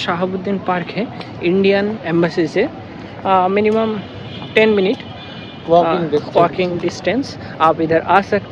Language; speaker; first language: Hindi; non-native, learner; Bangla